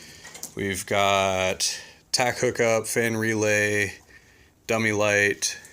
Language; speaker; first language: English; native; English